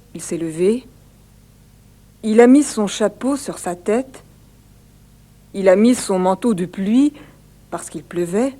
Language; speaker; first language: French; native; French